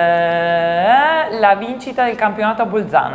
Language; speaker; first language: Italian; native; Italian